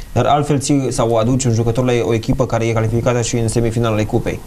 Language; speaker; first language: Romanian; native; Romanian